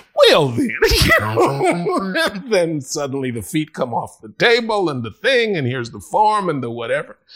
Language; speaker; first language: English; non-native, fluent; Spanish